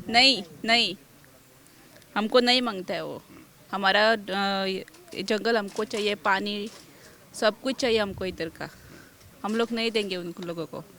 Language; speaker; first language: Hindi; non-native, local second language; Konkani